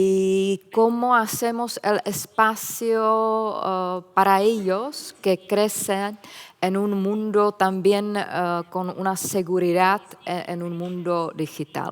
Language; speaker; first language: Spanish; non-native, fluent; Czech